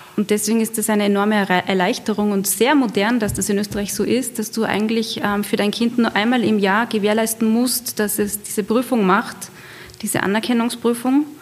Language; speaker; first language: German; native; German